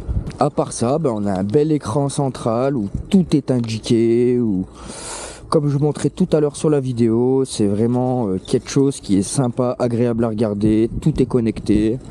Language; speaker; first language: French; native; French